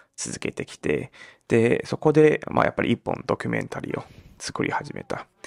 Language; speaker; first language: Japanese; non-native, fluent; Malay